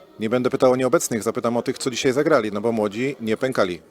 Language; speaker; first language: Polish; native; Polish